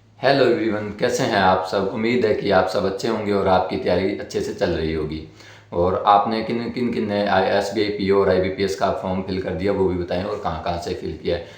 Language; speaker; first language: Hindi; native; Hindi